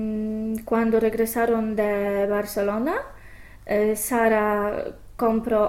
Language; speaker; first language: Spanish; non-native, fluent; English